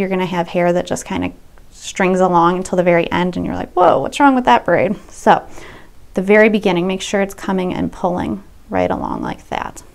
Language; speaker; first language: English; native; English